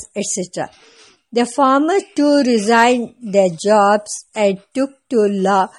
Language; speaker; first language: English; non-native, local second language; Kannada